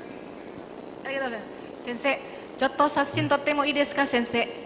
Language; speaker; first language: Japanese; non-native, learner; Indonesian